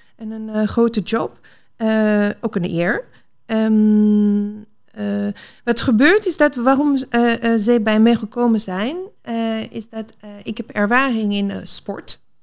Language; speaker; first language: Dutch; non-native, fluent; French